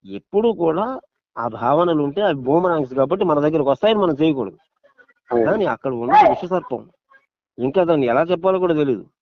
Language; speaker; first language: Telugu; non-native, local second language; Odia